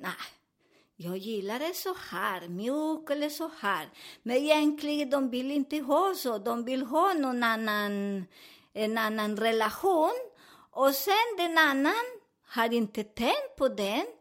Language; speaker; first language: Swedish; non-native, fluent; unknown